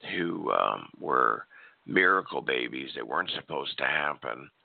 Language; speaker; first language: English; native; English